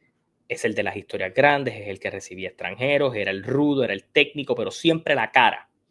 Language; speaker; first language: Spanish; native; Spanish